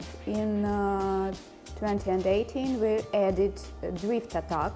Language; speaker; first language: English; non-native, fluent; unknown